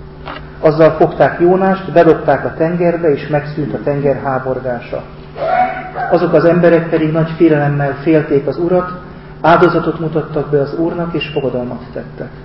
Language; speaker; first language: Hungarian; native; Hungarian